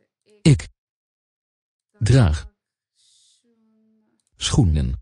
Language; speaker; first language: Dutch; non-native, learner; English